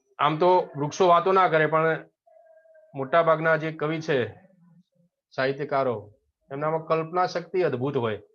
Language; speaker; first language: Gujarati; native; Gujarati